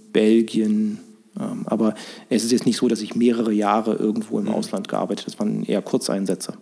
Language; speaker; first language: German; native; German